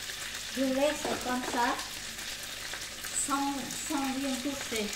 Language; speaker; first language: French; non-native, learner; Vietnamese